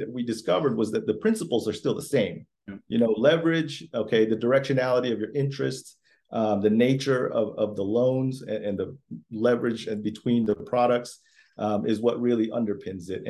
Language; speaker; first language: English; early bilingual, other home language; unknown